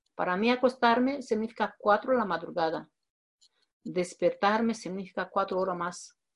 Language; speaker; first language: Spanish; non-native, fluent; Romanian